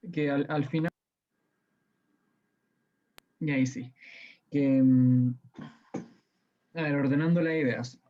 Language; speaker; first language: Spanish; native; Spanish